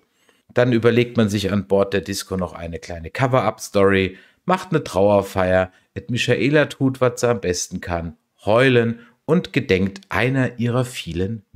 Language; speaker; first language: German; native; German